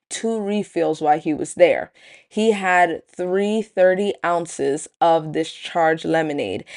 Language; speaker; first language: English; native; English